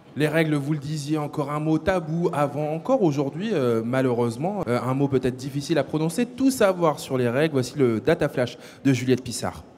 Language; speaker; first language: French; native; French